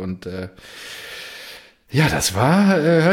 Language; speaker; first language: German; native; German